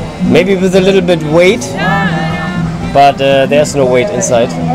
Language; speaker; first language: English; non-native, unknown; German